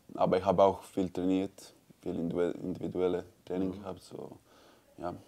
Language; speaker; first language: German; non-native, learner; Croatian